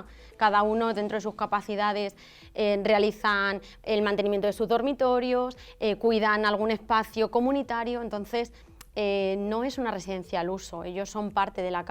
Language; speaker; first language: Spanish; native; Spanish